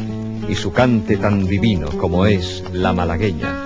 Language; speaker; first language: Spanish; native; Spanish